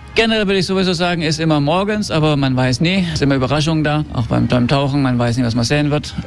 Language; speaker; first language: German; early bilingual, heritage; German